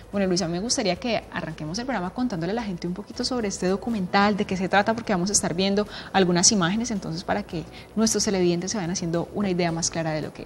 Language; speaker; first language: Spanish; native; Spanish